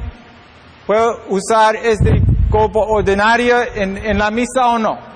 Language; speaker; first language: Spanish; non-native, learner; English